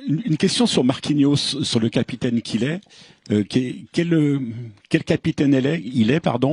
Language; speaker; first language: French; native; French